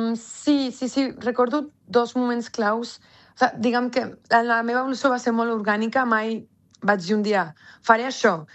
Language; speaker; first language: Catalan; early bilingual, other home language; French